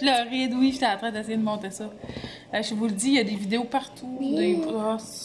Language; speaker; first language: French; native; French